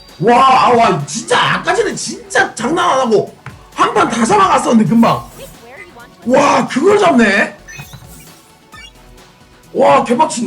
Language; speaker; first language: Korean; native; Korean